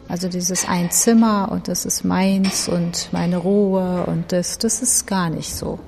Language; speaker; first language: German; early bilingual, other home language; Turkish